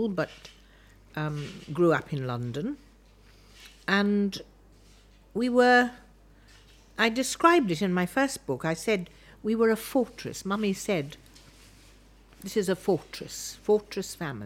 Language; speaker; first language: English; native; English